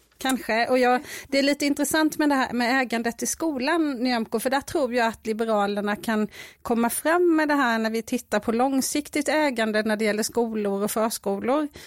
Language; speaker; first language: Swedish; native; Swedish